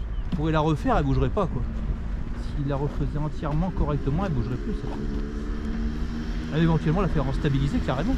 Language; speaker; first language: French; native; French